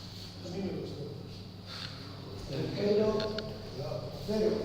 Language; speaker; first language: Spanish; native; Spanish